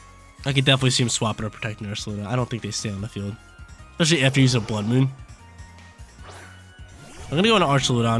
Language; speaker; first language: English; native; English